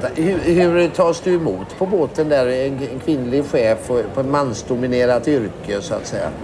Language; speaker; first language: Swedish; native; Swedish